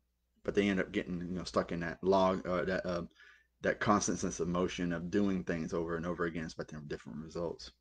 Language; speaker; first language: English; native; English